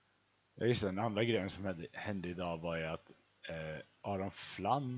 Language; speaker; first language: Swedish; native; Swedish